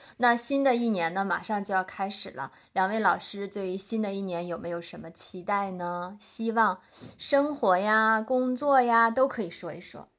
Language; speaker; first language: Chinese; native; Chinese